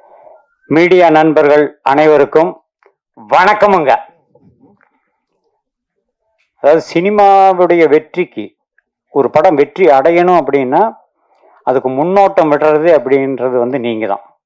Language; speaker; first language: Tamil; native; Tamil